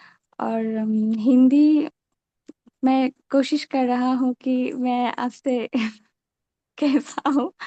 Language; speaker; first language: Hindi; non-native, local second language; Bangla